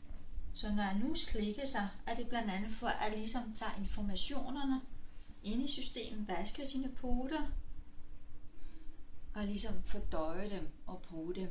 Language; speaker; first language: Danish; non-native, fluent; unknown